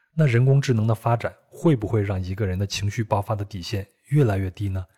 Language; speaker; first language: Chinese; native; Chinese